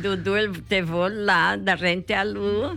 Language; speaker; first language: Italian; early bilingual, heritage; Portuguese